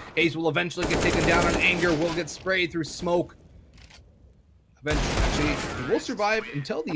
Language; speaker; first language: English; native; English